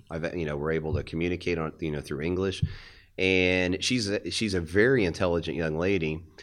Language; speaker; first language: English; native; English